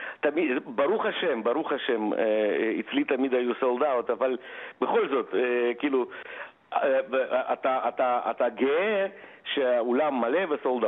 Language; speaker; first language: Hebrew; non-native, fluent; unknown